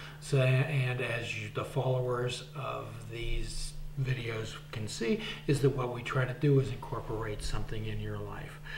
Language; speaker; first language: English; native; English